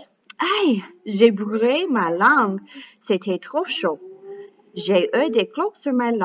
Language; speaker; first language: French; non-native, fluent; English